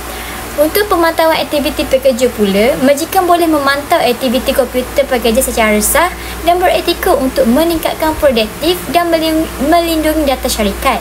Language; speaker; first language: Malay; native; Malay